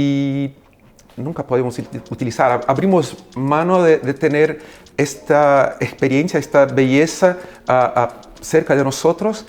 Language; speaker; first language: Spanish; non-native, fluent; Portuguese